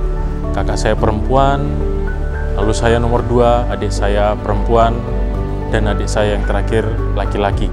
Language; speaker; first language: Indonesian; native; Indonesian